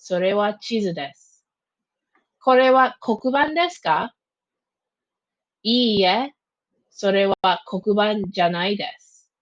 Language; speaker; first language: Japanese; non-native, fluent; English